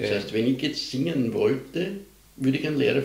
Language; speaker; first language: German; native; German